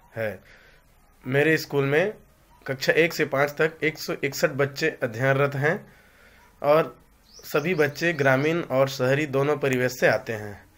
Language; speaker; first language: Hindi; native; Hindi